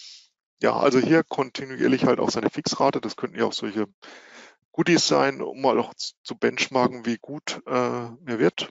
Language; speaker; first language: German; native; German